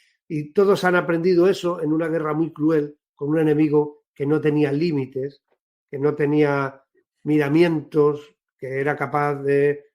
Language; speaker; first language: Spanish; native; Spanish